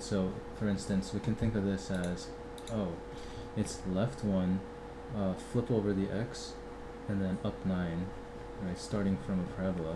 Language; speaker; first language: English; native; English